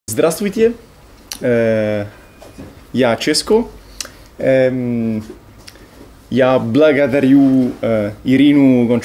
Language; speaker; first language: Russian; non-native, learner; Italian